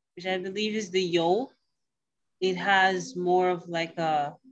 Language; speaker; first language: English; native; English